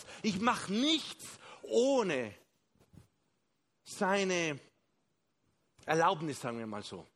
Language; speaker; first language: German; non-native, fluent; Spanish